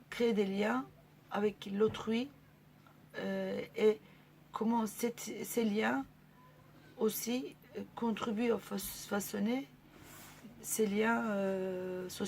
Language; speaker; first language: French; non-native, fluent; Turkish